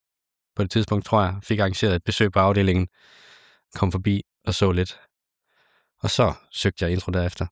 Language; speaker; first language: Danish; native; Danish